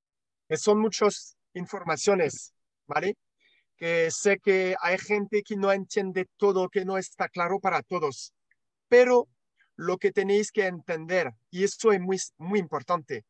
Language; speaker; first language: Spanish; non-native, learner; French